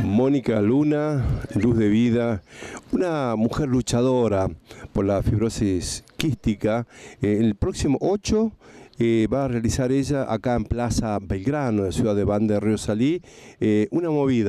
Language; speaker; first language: Spanish; native; Spanish